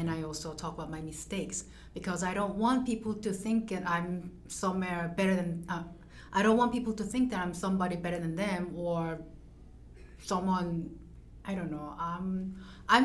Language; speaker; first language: English; non-native, fluent; Korean